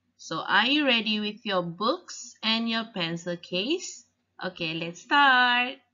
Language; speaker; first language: English; non-native, local second language; Malay